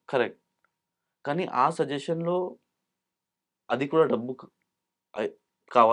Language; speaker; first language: Telugu; non-native, local second language; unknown